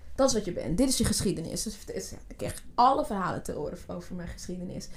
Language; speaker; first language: Dutch; early bilingual, other home language; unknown